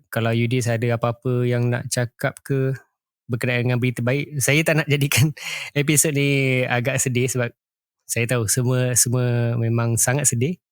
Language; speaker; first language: Malay; native; Malay